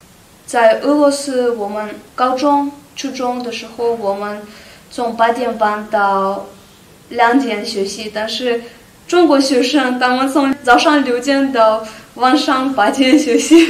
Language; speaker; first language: Chinese; non-native, fluent; Russian